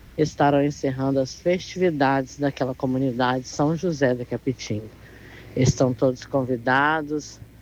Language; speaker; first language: Portuguese; native; Portuguese